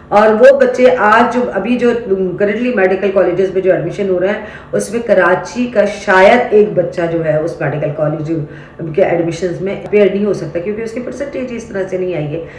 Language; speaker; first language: Urdu; native; Urdu